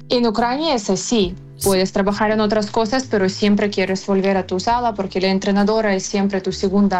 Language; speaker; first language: Spanish; non-native, fluent; Ukrainian